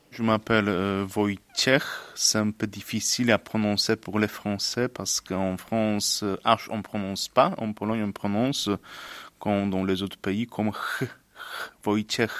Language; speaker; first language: French; non-native, fluent; Polish